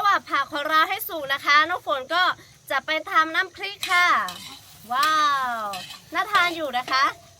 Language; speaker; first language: Thai; non-native, local second language; Lahu